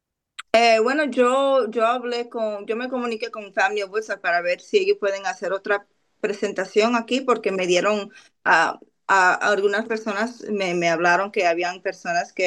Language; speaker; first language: Spanish; early bilingual, other home language; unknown